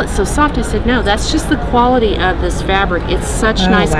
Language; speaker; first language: English; native; English